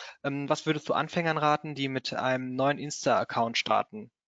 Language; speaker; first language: German; native; German